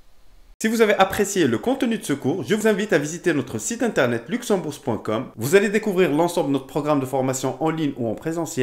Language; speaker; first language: French; native; French